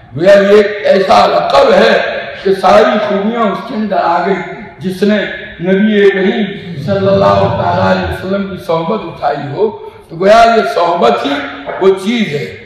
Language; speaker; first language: Urdu; non-native, local second language; Gujarati